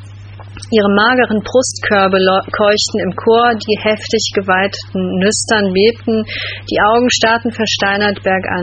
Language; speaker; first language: German; native; German